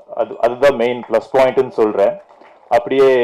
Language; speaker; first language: Tamil; non-native, fluent; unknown